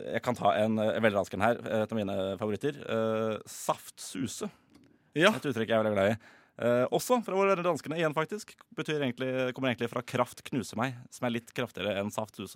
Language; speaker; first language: Norwegian; native; Norwegian